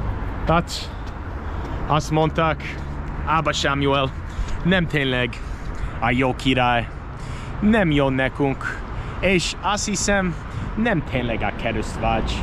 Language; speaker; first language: Hungarian; non-native, learner; English